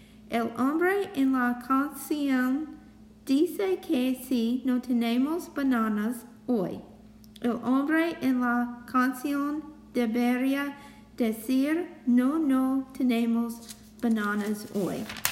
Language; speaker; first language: Spanish; non-native, learner; English